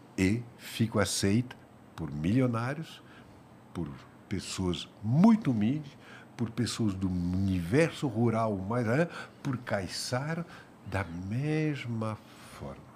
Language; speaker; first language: Portuguese; non-native, fluent; French